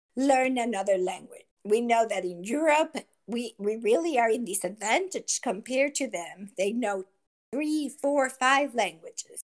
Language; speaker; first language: English; non-native, fluent; Spanish